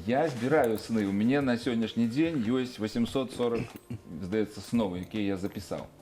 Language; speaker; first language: Belarusian; native; Belarusian